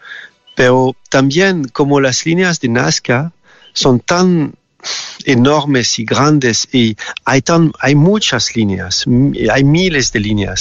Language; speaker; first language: Spanish; non-native, learner; French